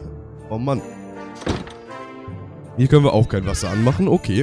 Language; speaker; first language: German; native; German